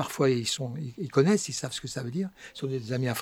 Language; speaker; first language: French; native; French